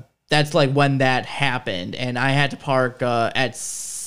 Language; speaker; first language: English; native; English